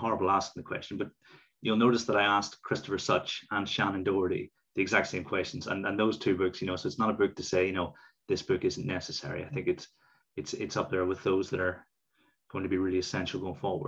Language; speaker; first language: English; native; English